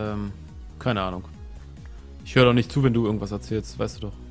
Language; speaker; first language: German; native; German